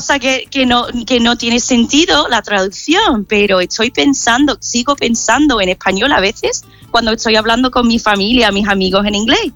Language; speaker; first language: Spanish; non-native, fluent; English